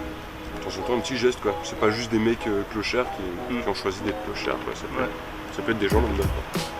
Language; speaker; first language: French; native; French